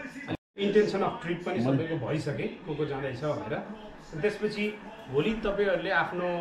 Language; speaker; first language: Nepali; native; Nepali